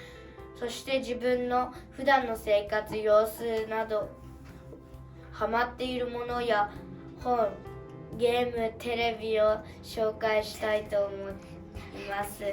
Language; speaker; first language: Japanese; early bilingual, other home language; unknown